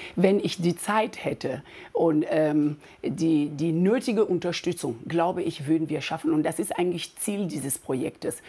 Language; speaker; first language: German; non-native, fluent; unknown